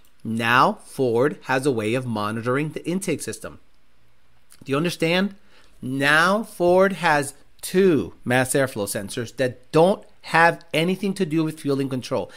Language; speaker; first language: English; native; English